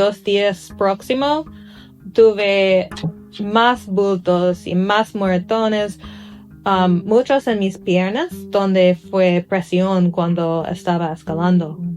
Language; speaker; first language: Spanish; non-native, learner; English